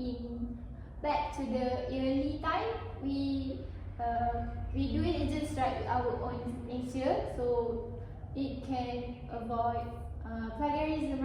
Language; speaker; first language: English; non-native, learner; Malay